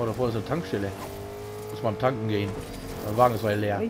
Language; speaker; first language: German; native; German